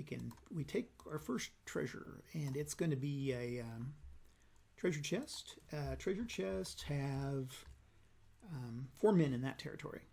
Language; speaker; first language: English; native; English